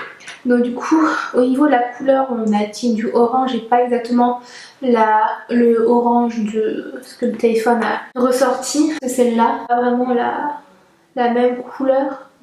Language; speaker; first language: French; native; French